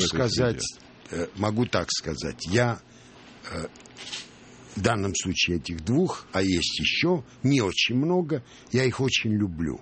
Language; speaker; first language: Russian; non-native, local second language; Armenian